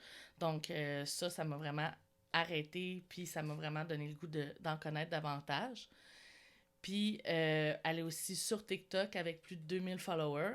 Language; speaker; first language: French; native; French